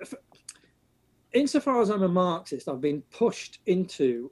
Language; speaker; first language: English; native; English